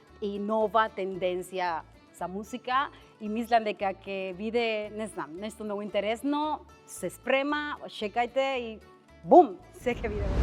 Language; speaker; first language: Macedonian; non-native, fluent; Spanish